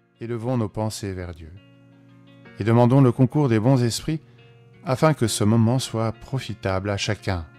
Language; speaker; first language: French; native; French